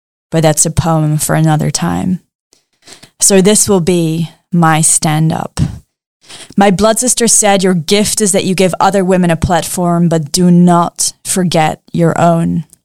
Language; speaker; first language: English; early bilingual, other home language; Dutch